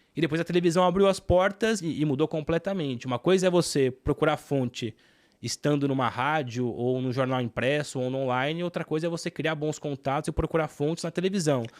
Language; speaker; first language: Portuguese; native; Portuguese